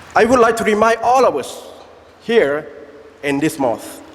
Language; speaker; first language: English; non-native, fluent; Thai